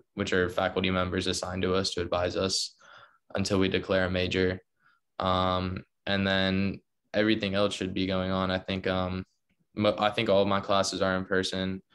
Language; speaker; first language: English; native; English